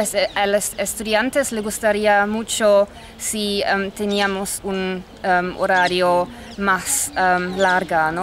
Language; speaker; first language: Spanish; non-native, fluent; English